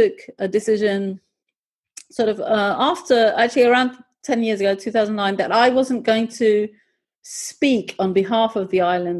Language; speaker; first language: English; native; English